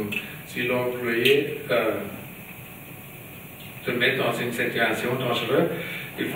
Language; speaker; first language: French; non-native, learner; German